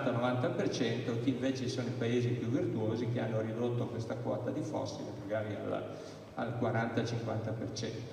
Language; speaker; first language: Italian; native; Italian